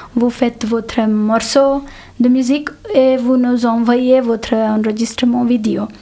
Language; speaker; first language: French; non-native, fluent; Telugu